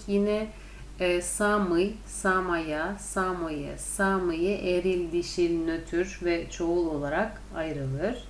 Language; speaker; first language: Turkish; non-native, fluent; Russian